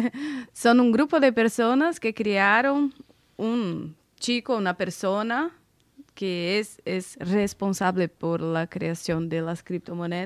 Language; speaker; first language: Spanish; non-native, fluent; Portuguese